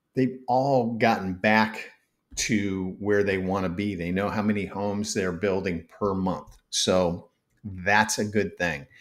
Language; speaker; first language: English; native; English